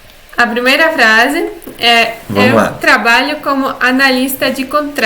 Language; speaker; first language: Portuguese; non-native, fluent; Polish